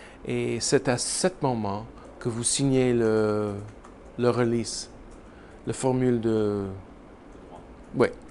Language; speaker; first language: French; non-native, learner; English